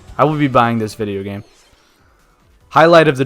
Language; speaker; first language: English; native; English